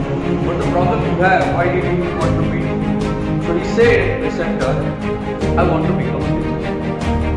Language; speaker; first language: English; non-native, local second language; Marathi